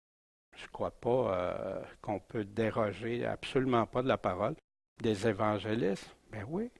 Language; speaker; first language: French; native; French